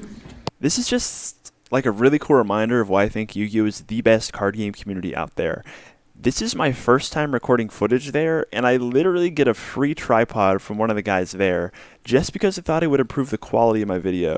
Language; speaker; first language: English; native; English